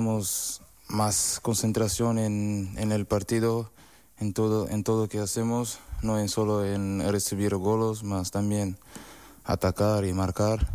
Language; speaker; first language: Spanish; non-native, learner; Portuguese